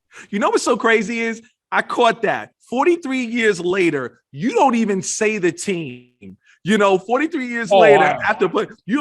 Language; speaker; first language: English; native; English